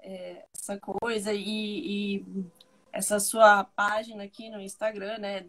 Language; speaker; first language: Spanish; non-native, learner; Portuguese